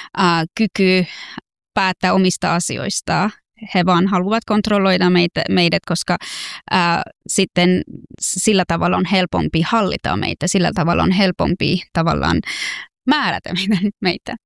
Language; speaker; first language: Finnish; non-native, fluent; Persian